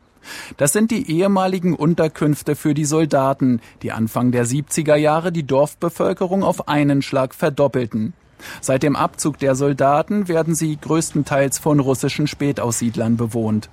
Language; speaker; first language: German; native; German